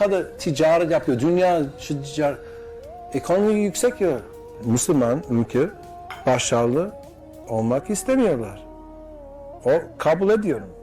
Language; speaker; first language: Turkish; non-native, learner; Bosnian